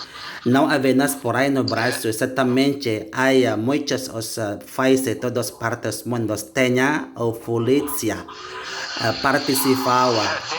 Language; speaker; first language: Portuguese; non-native, learner; Indonesian